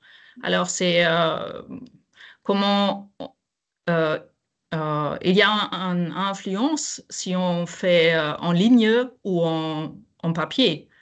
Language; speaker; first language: French; non-native, fluent; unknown